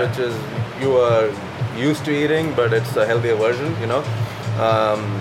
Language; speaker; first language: English; non-native, local second language; Malayalam